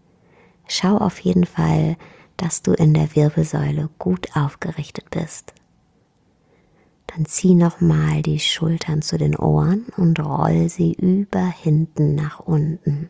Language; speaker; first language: German; native; German